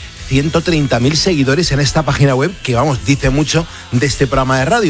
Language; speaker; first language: Spanish; native; Spanish